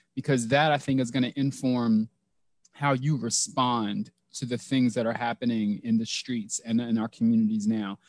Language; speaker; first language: English; native; English